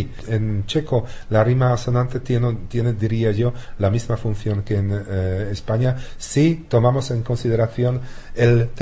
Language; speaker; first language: Spanish; non-native, fluent; Czech